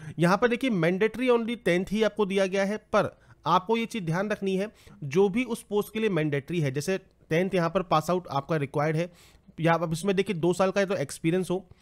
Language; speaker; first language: Hindi; native; Hindi